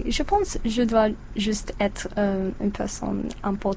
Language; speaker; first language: French; non-native, learner; English